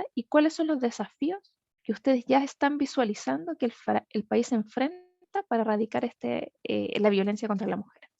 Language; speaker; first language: Spanish; native; Spanish